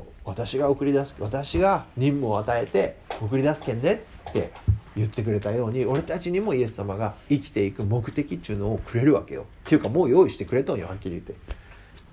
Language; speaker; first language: Japanese; native; Japanese